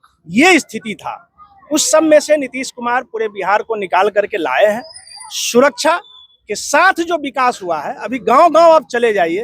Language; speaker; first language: Hindi; native; Hindi